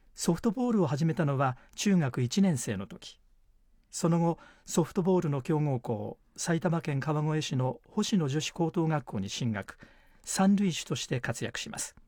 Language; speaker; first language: Japanese; native; Japanese